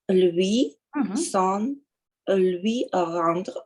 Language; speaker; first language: French; non-native, learner; Russian